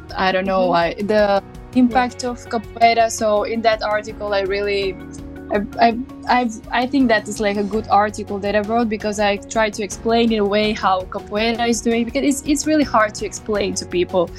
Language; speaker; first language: English; non-native, learner; Macedonian